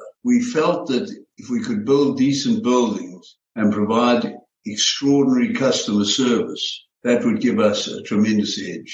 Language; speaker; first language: English; native; English